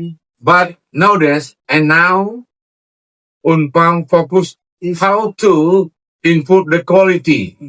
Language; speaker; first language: English; non-native, learner; Indonesian